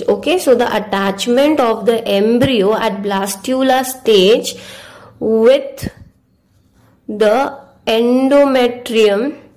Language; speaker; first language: English; non-native, local second language; Hindi